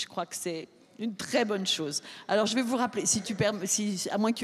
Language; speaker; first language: French; native; French